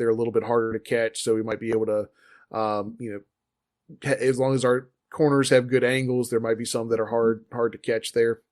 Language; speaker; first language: English; native; English